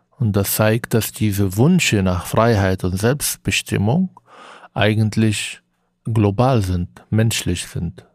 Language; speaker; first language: German; non-native, fluent; Arabic